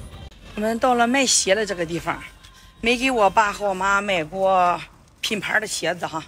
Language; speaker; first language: Chinese; native; Chinese